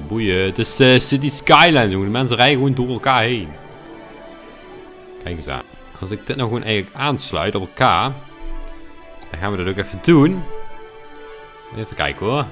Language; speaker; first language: Dutch; native; Dutch